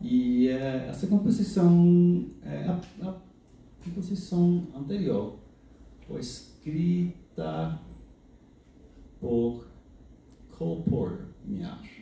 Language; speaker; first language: Portuguese; non-native, fluent; English